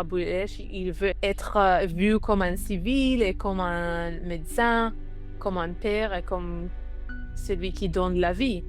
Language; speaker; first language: French; non-native, learner; Hebrew